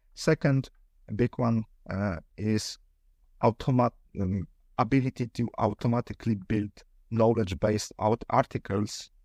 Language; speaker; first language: English; non-native, fluent; Polish